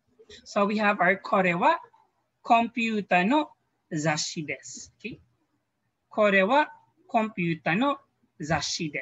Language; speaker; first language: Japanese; non-native, fluent; Filipino